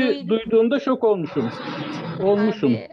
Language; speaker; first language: Turkish; native; Turkish